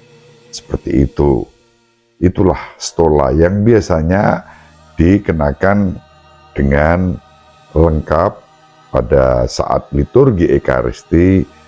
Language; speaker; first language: Indonesian; native; Indonesian